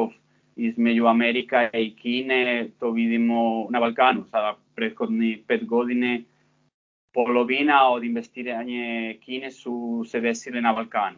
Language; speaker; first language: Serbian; non-native, fluent; Spanish